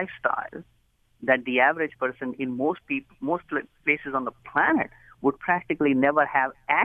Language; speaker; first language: English; non-native, local second language; Hindi